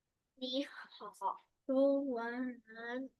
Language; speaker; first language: Chinese; early bilingual, heritage; Chinese